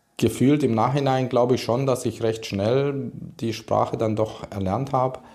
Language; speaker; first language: German; early bilingual, other home language; Hungarian